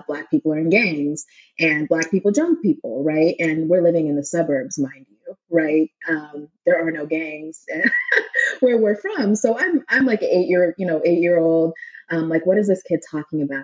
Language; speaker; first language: English; native; English